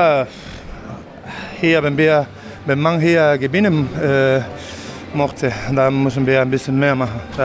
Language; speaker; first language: German; non-native, fluent; Spanish